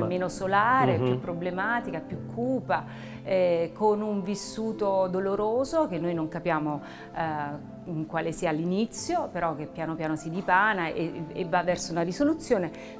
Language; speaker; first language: Italian; native; Italian